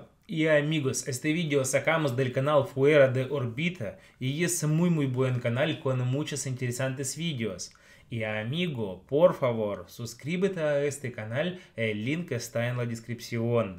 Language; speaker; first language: Spanish; non-native, learner; Russian